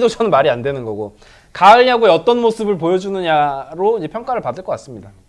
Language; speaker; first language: Korean; native; Korean